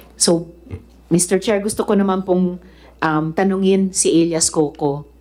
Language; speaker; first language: Filipino; non-native, local second language; Cebuano